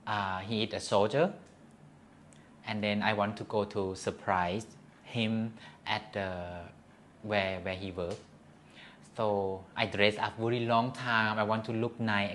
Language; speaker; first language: English; non-native, learner; Thai